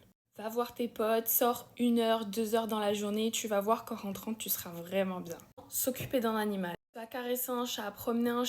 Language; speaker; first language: French; native; French